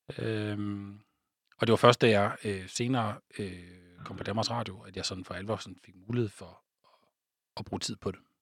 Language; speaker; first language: Danish; native; Danish